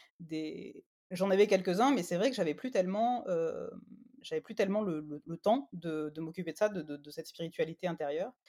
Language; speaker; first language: French; native; French